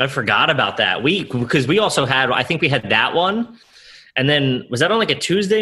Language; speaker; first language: English; native; English